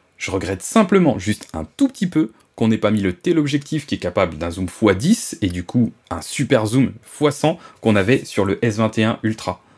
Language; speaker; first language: French; native; French